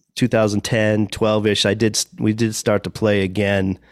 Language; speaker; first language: English; native; English